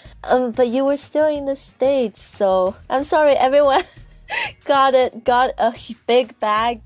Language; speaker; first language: English; non-native, fluent; Chinese